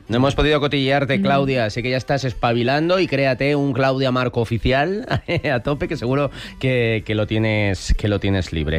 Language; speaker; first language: Spanish; native; Spanish